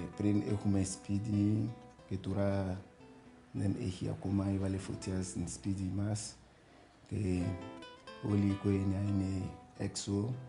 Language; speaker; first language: Greek; non-native, learner; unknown